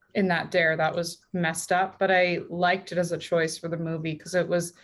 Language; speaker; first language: English; native; English